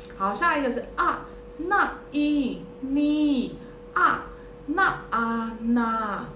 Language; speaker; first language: Chinese; early bilingual, heritage; Chinese